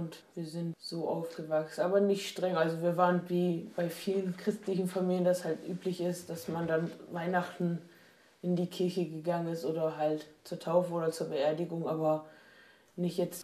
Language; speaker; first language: German; native; German